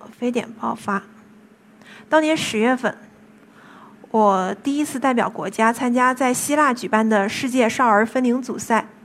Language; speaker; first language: Chinese; native; Chinese